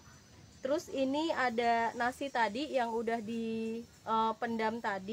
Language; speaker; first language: Indonesian; native; Indonesian